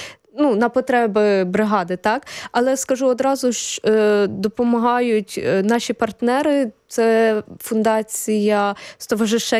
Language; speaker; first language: Ukrainian; native; Ukrainian